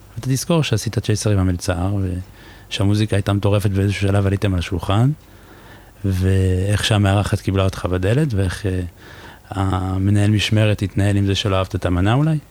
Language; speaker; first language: Hebrew; native; Hebrew